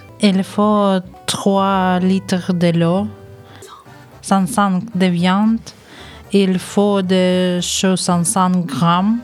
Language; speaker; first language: French; non-native, learner; Ukrainian